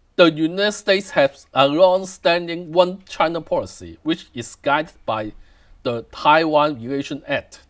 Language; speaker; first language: English; non-native, local second language; Cantonese